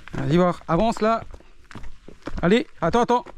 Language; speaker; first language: French; native; French